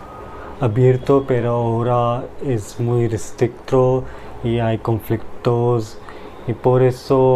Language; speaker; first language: Spanish; non-native, learner; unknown